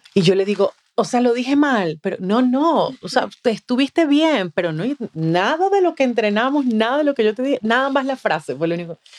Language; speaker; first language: Spanish; native; Spanish